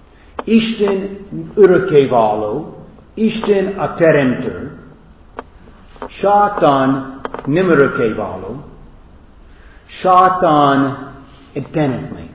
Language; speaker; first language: Hungarian; non-native, fluent; English